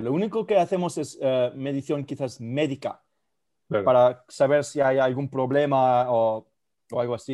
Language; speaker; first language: Spanish; non-native, fluent; German